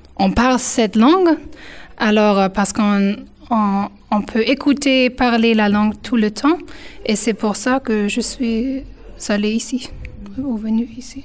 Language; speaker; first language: French; non-native, fluent; German